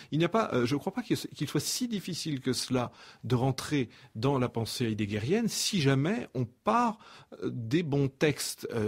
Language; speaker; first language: French; native; French